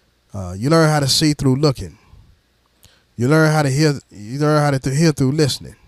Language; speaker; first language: English; native; English